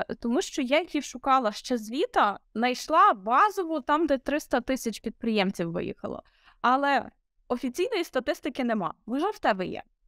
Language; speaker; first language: Ukrainian; native; Ukrainian